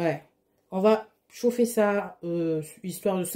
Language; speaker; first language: French; native; French